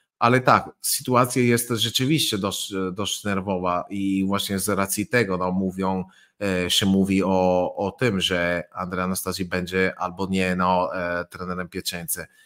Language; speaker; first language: Polish; non-native, fluent; Italian